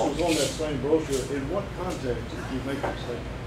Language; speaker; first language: English; native; English